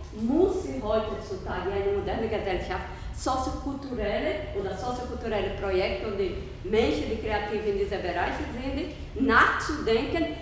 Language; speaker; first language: German; non-native, learner; Portuguese